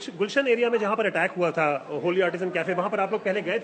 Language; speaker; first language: Hindi; native; Hindi